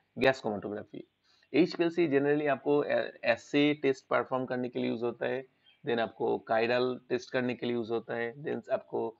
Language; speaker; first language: Hindi; non-native, local second language; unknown